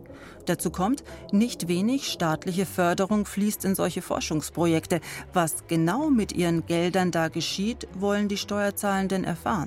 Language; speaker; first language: German; native; German